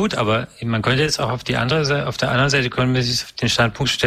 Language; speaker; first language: German; native; German